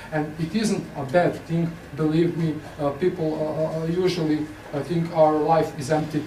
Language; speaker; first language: English; non-native, fluent; Serbian